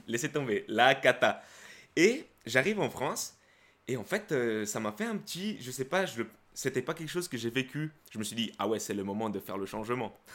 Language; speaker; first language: French; early bilingual, other home language; Spanish